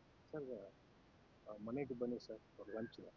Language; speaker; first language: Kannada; non-native, learner; Telugu